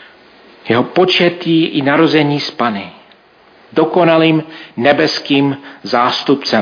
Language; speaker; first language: Czech; non-native, fluent; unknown